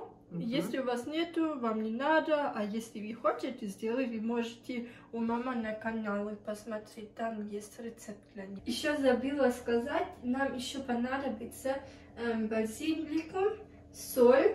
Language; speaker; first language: Russian; early bilingual, heritage; Russian